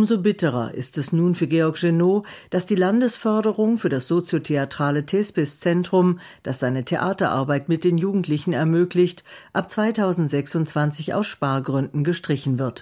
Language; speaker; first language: German; native; German